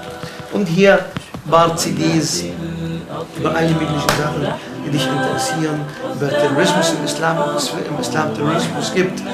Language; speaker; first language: German; non-native, fluent; Arabic